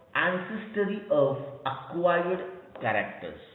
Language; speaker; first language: English; non-native, local second language; Marathi